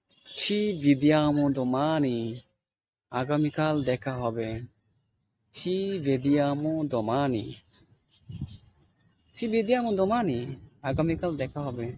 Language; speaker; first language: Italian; non-native, fluent; Bangla